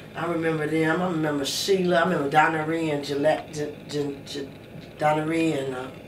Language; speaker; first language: English; native; English